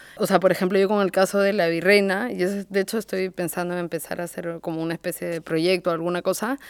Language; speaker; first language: Spanish; native; Spanish